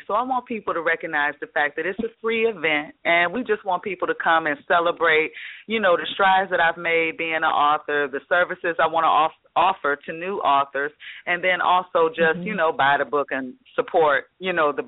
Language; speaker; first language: English; native; English